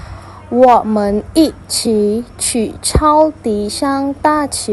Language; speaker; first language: Chinese; non-native, fluent; Khmer